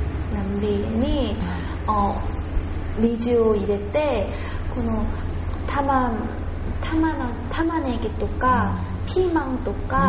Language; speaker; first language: Japanese; non-native, learner; Korean